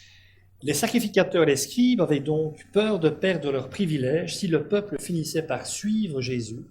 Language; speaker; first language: French; native; French